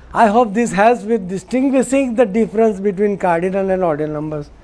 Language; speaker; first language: English; non-native, local second language; Gujarati